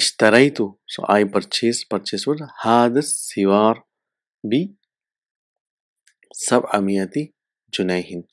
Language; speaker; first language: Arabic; non-native, fluent; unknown